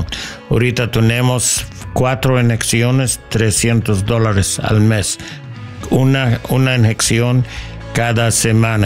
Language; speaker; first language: Spanish; non-native, learner; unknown